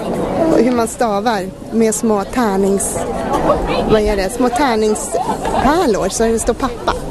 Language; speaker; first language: Swedish; native; Swedish